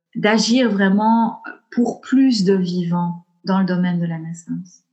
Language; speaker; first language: French; native; French